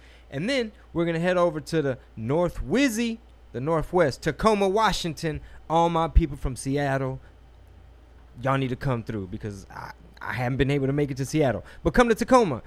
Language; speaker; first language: English; early bilingual, other home language; Spanish